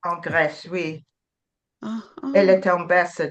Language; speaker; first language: French; non-native, learner; English